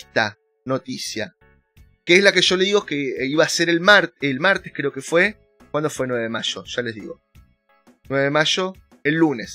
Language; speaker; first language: Spanish; native; Spanish